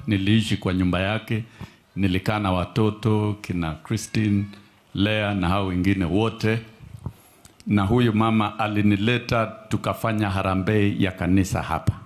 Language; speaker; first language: Swahili; non-native, local second language; Kalenjin